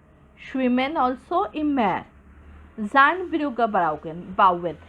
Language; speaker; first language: German; non-native, fluent; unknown